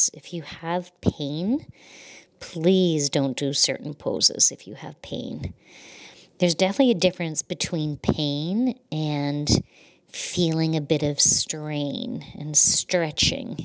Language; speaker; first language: English; native; English